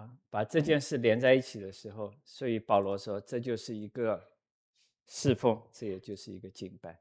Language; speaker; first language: Chinese; native; Chinese